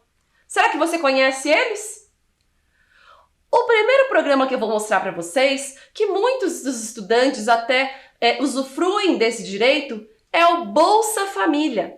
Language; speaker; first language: Portuguese; native; Portuguese